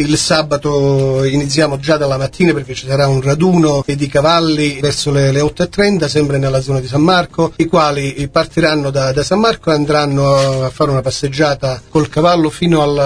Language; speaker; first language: Italian; native; Italian